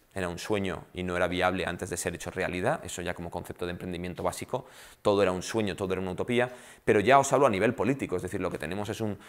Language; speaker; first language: Spanish; native; Spanish